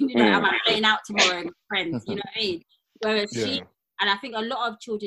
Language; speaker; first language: English; native; English